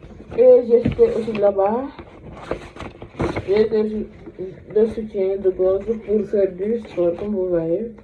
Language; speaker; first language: French; non-native, fluent; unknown